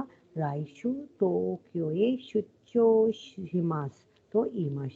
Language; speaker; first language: Japanese; non-native, fluent; Hindi